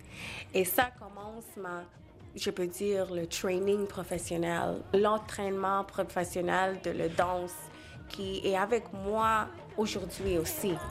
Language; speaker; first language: French; non-native, local second language; Bangla